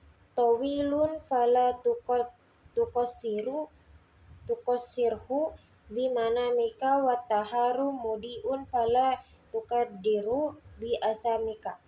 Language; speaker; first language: Arabic; non-native, learner; Indonesian